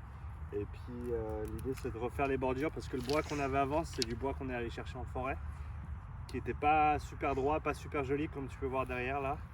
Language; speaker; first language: French; native; French